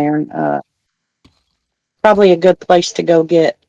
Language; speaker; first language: English; native; English